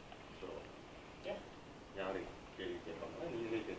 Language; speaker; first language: Tamil; native; Tamil